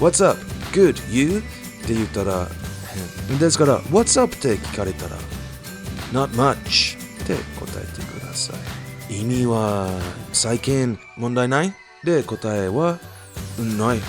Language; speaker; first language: Japanese; non-native, fluent; English